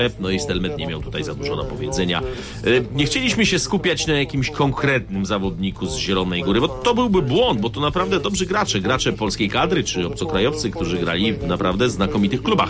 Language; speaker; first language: Polish; native; Polish